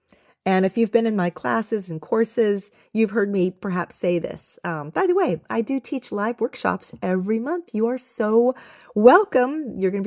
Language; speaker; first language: English; native; English